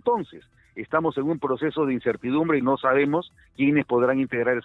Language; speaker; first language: Spanish; native; Spanish